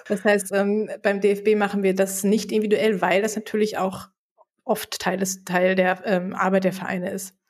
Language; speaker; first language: German; native; German